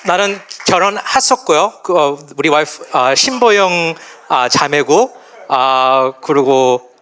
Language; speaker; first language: Korean; early bilingual, heritage; Korean